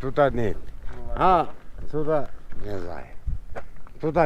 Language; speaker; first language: Russian; non-native, local second language; Kyrgyz